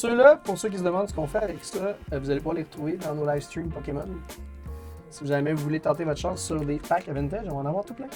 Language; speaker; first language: French; native; French